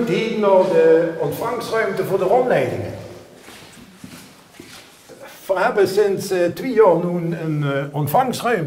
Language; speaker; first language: Dutch; native; Dutch